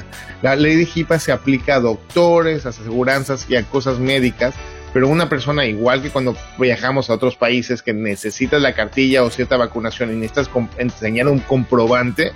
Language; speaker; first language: Spanish; native; Spanish